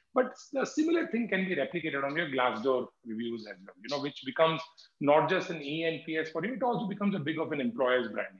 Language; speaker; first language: English; non-native, local second language; Hindi